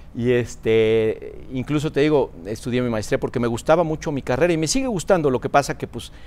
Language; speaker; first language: Spanish; native; Spanish